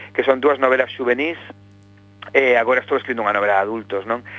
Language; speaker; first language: Galician; native; Galician